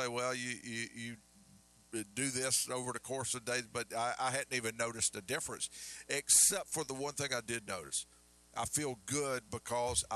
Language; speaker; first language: English; native; English